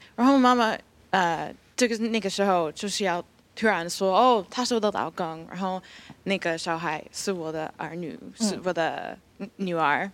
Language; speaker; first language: Chinese; non-native, fluent; English